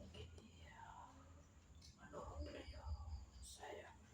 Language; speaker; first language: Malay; non-native, local second language; Javanese